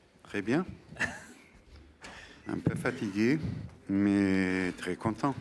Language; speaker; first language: French; non-native, fluent; Portuguese